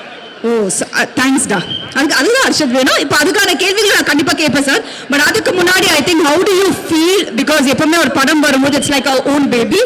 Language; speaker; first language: Tamil; native; Tamil